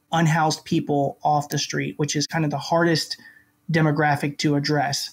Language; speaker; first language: English; native; English